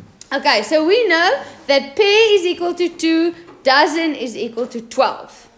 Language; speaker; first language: English; non-native, local second language; Afrikaans